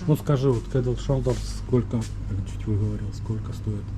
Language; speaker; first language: Russian; native; Russian